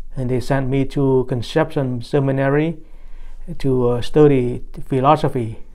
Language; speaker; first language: English; non-native, fluent; Vietnamese